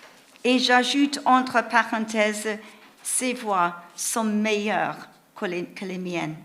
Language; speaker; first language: French; non-native, fluent; English